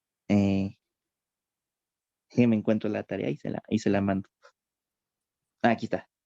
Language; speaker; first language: Spanish; native; Spanish